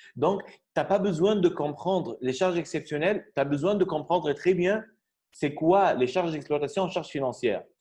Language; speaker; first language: French; non-native, fluent; Arabic